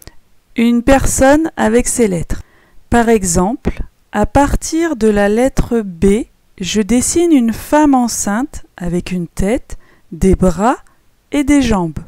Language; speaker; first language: French; native; French